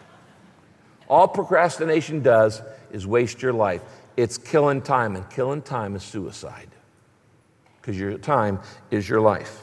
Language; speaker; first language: English; native; English